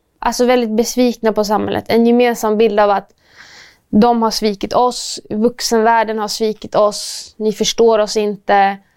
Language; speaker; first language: Swedish; native; Swedish